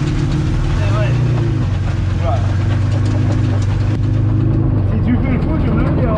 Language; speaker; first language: French; native; French